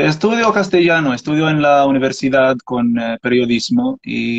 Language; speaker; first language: Spanish; non-native, learner; Arabic